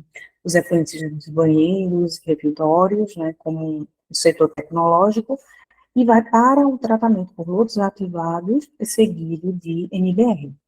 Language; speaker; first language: Portuguese; native; Portuguese